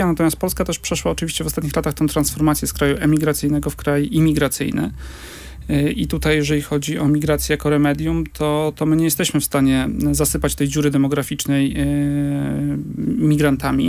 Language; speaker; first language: Polish; native; Polish